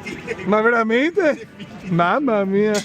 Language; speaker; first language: Italian; native; Italian